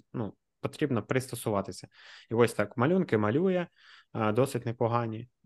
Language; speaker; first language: Ukrainian; native; Ukrainian